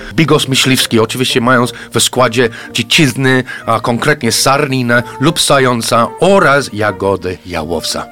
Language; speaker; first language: Polish; non-native, fluent; English